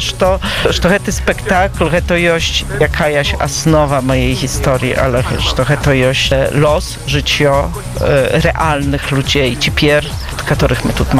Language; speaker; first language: Polish; non-native, local second language; Belarusian